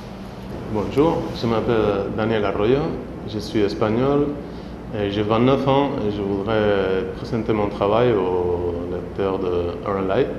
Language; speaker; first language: French; non-native, fluent; Spanish